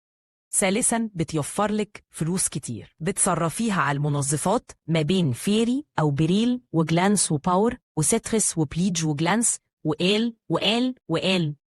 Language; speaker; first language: Arabic; native; Arabic